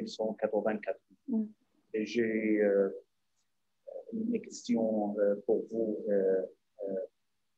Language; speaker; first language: French; non-native, learner; Arabic